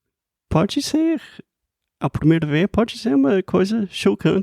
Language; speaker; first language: Portuguese; non-native, fluent; English